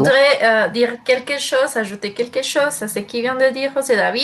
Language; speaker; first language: French; non-native, fluent; Spanish